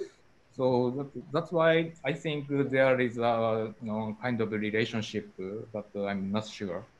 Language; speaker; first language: English; non-native, learner; Japanese